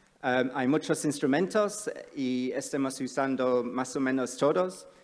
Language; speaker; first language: Spanish; non-native, fluent; English